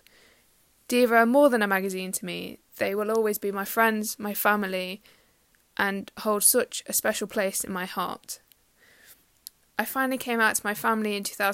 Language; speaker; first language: English; native; English